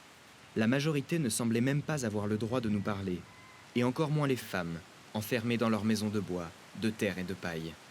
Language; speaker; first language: French; native; French